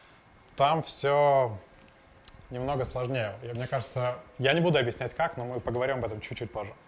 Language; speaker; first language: Russian; native; Russian